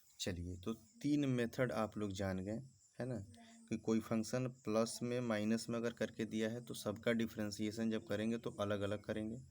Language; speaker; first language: Hindi; native; Hindi